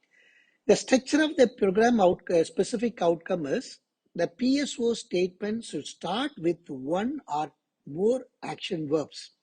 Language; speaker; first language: English; non-native, local second language; Tamil